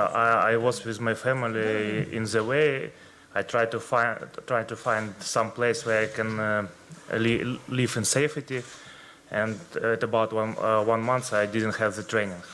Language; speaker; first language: English; non-native, learner; Ukrainian